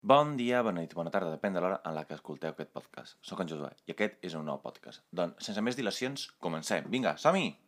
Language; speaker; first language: Catalan; non-native, fluent; Italian